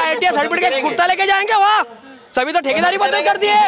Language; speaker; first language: Hindi; non-native, local second language; Marathi